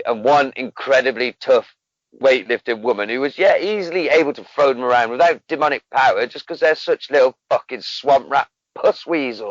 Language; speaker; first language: English; native; English